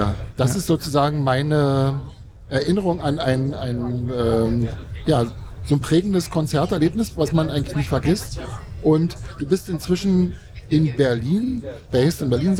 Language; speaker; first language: German; native; German